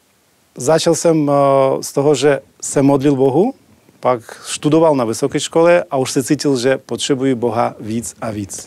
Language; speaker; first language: Czech; non-native, learner; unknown